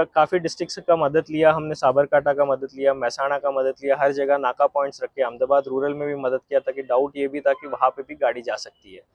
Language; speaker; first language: Hindi; non-native, local second language; Gujarati